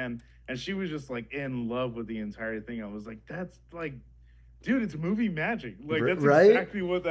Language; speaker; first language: English; native; English